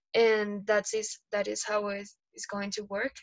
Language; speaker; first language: English; non-native, fluent; Spanish